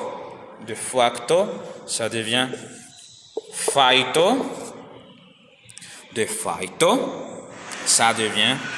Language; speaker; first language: French; non-native, learner; Spanish